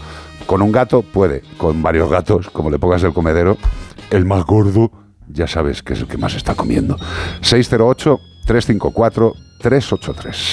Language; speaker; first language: Spanish; native; Spanish